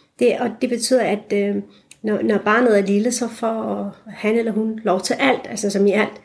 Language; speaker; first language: Danish; early bilingual, other home language; Turkish